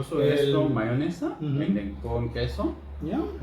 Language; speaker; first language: Spanish; non-native, learner; Korean